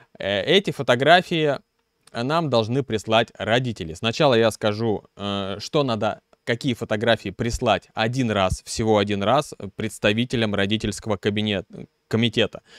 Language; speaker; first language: Russian; native; Russian